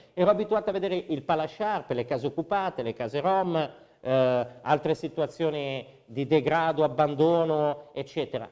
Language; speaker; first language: Italian; native; Italian